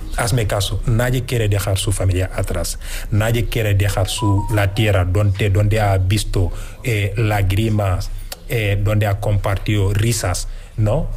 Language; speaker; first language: Spanish; non-native, fluent; Wolof